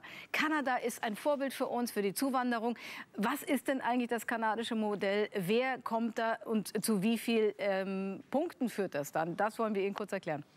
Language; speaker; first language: German; native; German